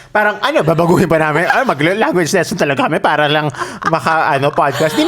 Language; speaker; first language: Filipino; native; Filipino